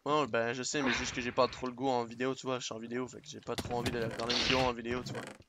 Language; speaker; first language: French; native; French